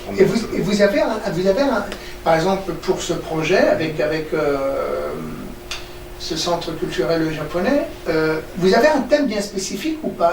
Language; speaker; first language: French; native; French